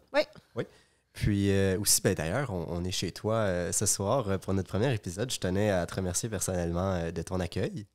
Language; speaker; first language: French; native; French